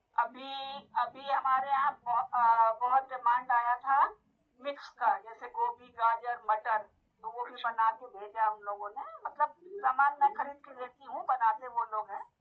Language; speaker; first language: Hindi; non-native, local second language; Bangla